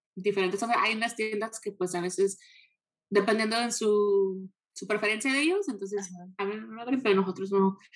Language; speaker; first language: Spanish; early bilingual, heritage; Spanish